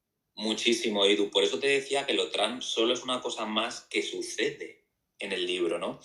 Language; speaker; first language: Spanish; native; Spanish